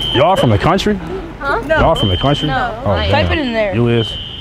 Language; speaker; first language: English; native; English